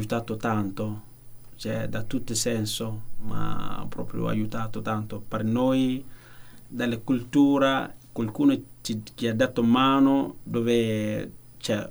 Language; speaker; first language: Italian; non-native, learner; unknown